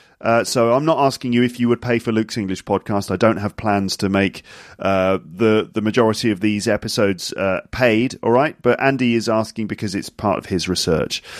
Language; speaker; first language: English; native; English